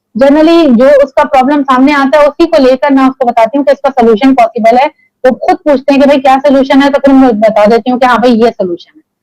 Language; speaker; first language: Urdu; native; Urdu